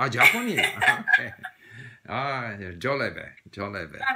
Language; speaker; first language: Persian; non-native, learner; English